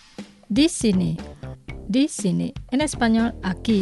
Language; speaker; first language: Spanish; non-native, fluent; Indonesian